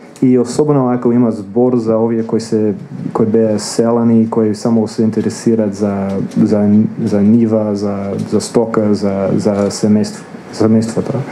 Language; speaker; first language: Macedonian; non-native, fluent; English